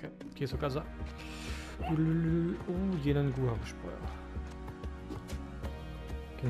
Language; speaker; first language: Korean; non-native, fluent; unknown